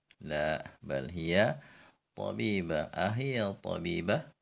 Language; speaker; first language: Arabic; non-native, learner; Indonesian